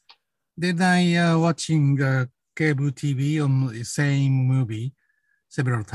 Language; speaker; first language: English; non-native, learner; Japanese